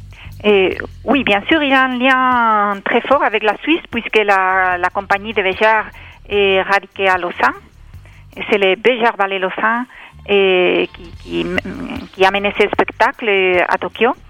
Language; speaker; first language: French; non-native, fluent; Spanish